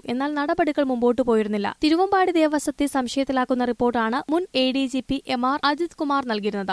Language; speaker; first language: Malayalam; native; Malayalam